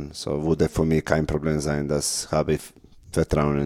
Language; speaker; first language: German; non-native, learner; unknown